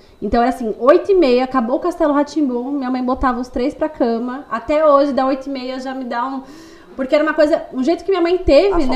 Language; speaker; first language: Portuguese; native; Portuguese